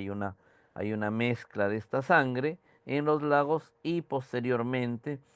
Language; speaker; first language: Spanish; native; Spanish